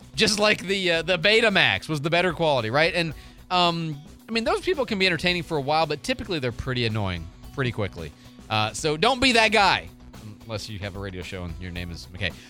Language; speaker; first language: English; native; English